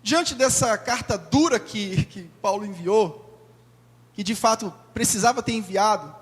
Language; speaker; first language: Portuguese; native; Portuguese